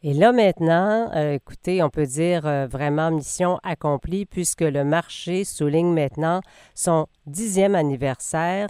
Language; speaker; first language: French; native; French